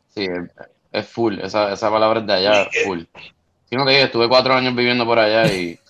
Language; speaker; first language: Spanish; native; Spanish